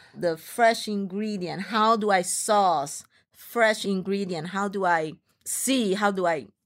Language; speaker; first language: English; non-native, local second language; Hakka Chinese